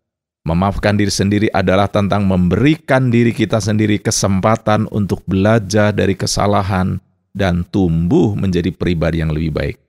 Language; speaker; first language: Indonesian; native; Indonesian